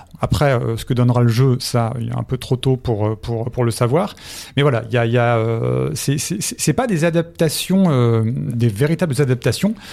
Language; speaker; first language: French; native; French